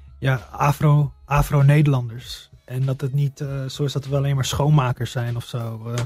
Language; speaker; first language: Dutch; early bilingual, heritage; Dutch